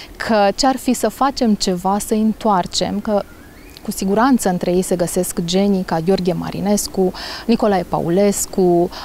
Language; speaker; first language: Romanian; native; Romanian